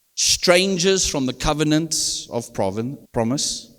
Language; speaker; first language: English; non-native, local second language; Afrikaans